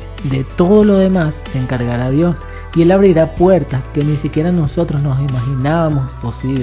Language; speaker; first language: Spanish; native; Spanish